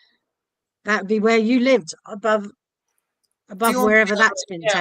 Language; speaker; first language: English; native; English